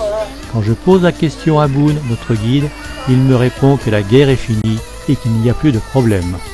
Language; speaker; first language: French; native; French